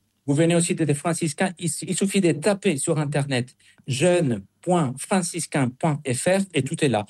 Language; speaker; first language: French; non-native, fluent; Spanish